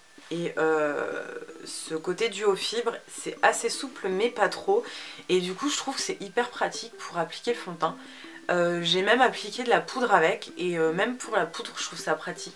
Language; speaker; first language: French; native; French